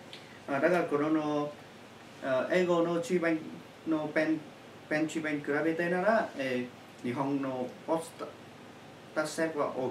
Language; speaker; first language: Japanese; non-native, learner; Chinese